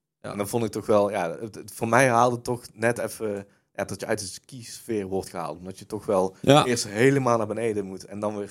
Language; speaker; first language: Dutch; native; Dutch